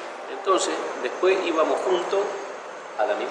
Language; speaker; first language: Spanish; native; Spanish